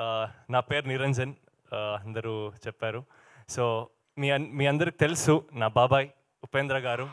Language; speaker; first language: Telugu; non-native, learner; Kannada